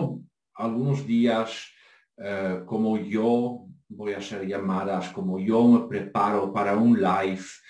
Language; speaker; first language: Spanish; non-native, fluent; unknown